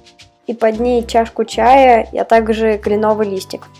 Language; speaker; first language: Russian; native; Russian